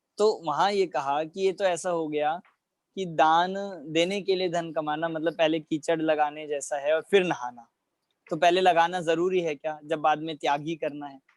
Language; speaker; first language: Hindi; native; Hindi